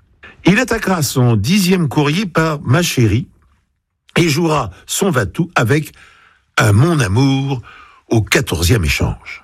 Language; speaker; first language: French; native; French